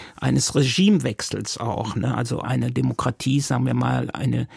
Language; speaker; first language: German; non-native, local second language; Yiddish